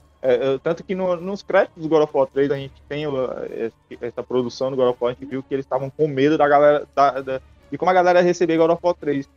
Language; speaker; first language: Portuguese; native; Portuguese